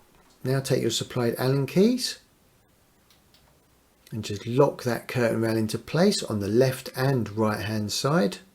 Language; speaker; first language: English; native; English